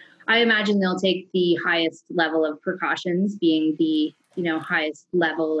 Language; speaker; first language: English; native; English